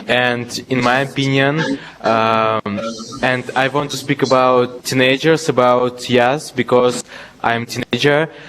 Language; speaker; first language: English; non-native, learner; Russian